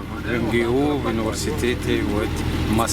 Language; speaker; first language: Russian; non-native, fluent; Arabic